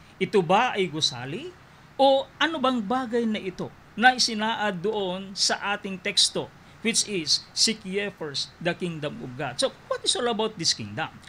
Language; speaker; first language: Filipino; non-native, local second language; Iloko